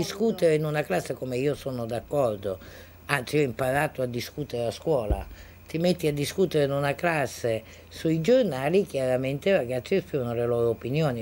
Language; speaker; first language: Italian; native; Italian